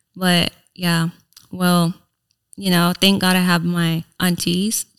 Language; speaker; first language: English; early bilingual, other home language; Filipino